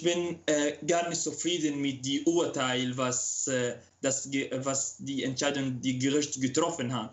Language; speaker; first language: German; non-native, local second language; Arabic